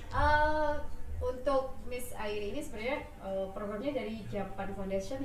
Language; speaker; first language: Indonesian; native; Indonesian